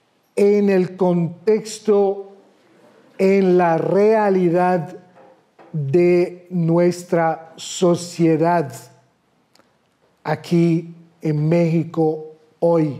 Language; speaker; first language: Spanish; non-native, fluent; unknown